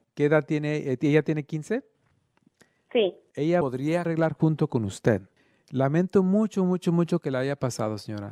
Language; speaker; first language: Spanish; early bilingual, other home language; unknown